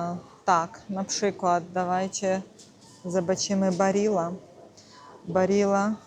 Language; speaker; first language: Polish; non-native, learner; Russian